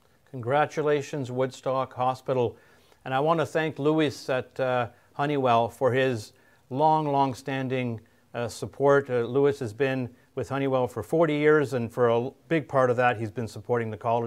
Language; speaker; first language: English; native; English